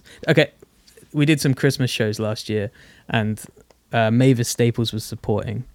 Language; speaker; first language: English; native; English